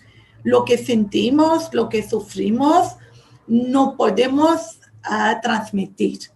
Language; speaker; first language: Spanish; non-native, fluent; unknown